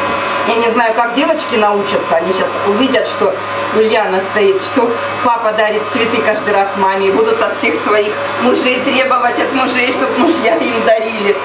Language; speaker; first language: Russian; native; Russian